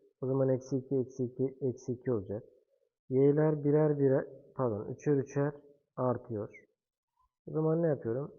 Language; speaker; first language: Turkish; native; Turkish